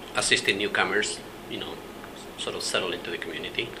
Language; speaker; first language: English; non-native, fluent; Spanish